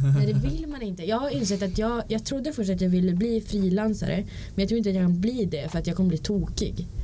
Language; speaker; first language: Swedish; native; Swedish